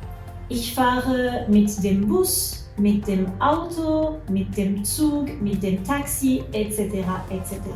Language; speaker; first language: German; non-native, fluent; French